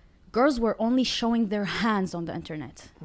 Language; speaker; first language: English; non-native, fluent; Arabic